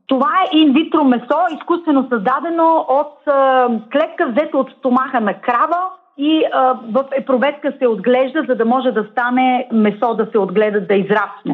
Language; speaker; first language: Bulgarian; native; Bulgarian